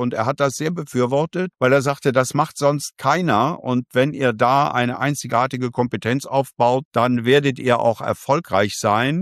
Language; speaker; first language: German; native; German